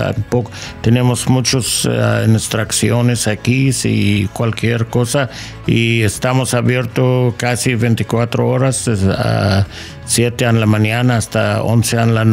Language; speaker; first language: Spanish; non-native, learner; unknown